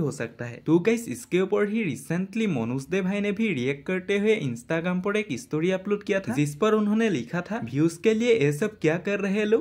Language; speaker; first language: Hindi; non-native, local second language; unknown